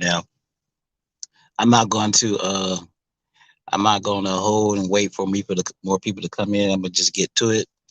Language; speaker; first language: English; native; English